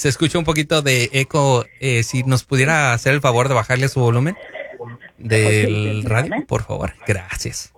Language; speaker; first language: Spanish; native; Spanish